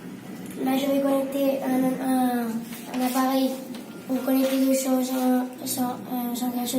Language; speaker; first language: French; non-native, local second language; Spanish